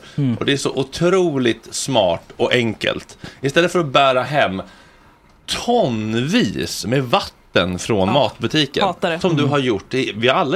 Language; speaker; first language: Swedish; native; Swedish